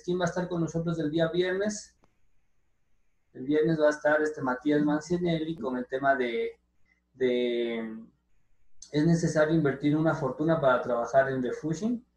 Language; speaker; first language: Spanish; native; Spanish